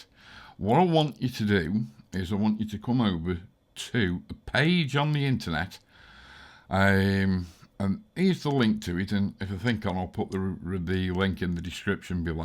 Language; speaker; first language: English; native; English